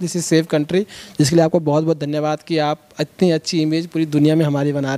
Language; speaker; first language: Hindi; native; Hindi